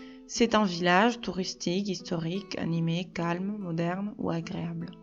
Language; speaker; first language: French; non-native, fluent; Spanish